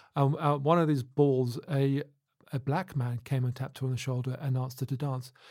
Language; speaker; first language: English; native; English